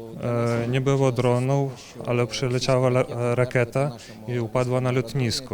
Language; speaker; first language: Polish; non-native, learner; Ukrainian